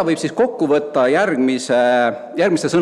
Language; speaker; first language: Estonian; native; Estonian